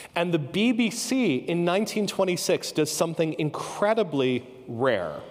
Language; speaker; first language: English; native; English